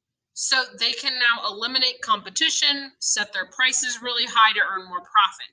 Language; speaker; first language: English; native; English